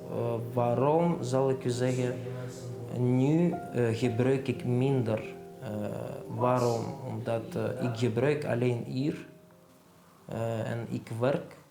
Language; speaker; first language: Dutch; non-native, fluent; Russian